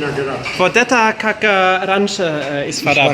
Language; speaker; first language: Russian; non-native, learner; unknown